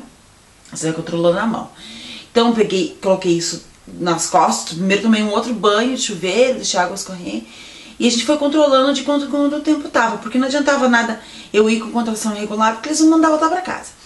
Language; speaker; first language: Portuguese; native; Portuguese